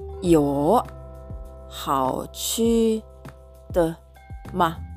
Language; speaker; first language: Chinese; non-native, learner; Japanese